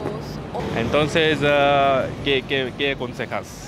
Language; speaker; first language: Spanish; non-native, learner; Hindi